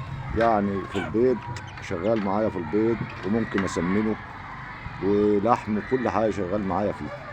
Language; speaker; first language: Arabic; native; Arabic